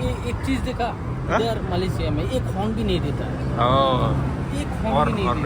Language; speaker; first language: Hindi; non-native, learner; Bangla